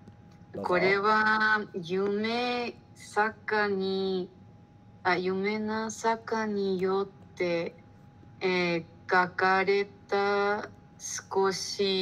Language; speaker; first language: Japanese; non-native, learner; Spanish